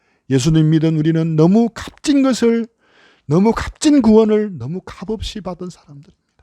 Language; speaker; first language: Korean; native; Korean